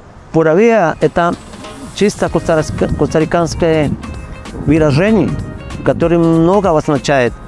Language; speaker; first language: Russian; non-native, fluent; Spanish